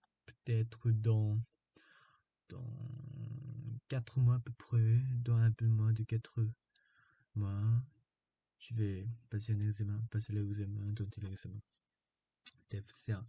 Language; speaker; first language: French; non-native, fluent; Korean